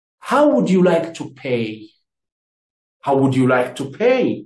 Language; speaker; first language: English; non-native, fluent; Amharic